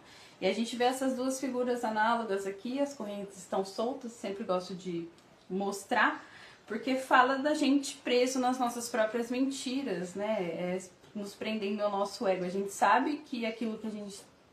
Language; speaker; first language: Portuguese; native; Portuguese